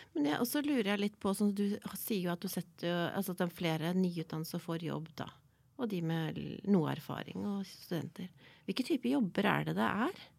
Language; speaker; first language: Norwegian; native; Norwegian